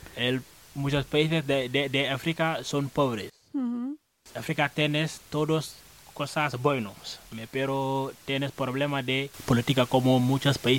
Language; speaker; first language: Spanish; non-native, learner; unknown